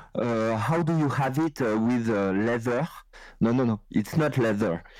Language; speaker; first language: English; non-native, learner; French